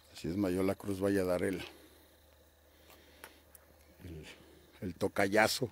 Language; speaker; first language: Spanish; native; Spanish